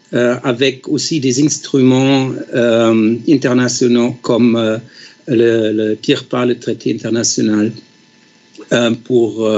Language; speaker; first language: French; non-native, fluent; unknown